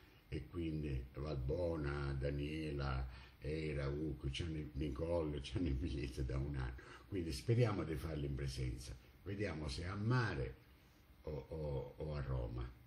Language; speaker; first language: Italian; native; Italian